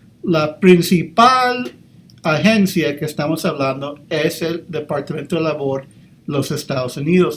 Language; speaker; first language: Spanish; early bilingual, heritage; English